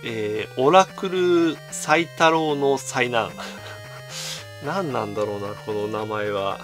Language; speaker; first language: Japanese; native; Japanese